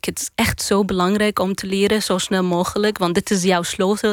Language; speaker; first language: Dutch; non-native, learner; Arabic